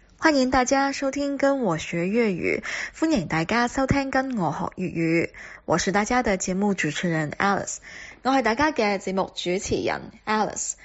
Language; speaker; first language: Chinese; non-native, local second language; Cantonese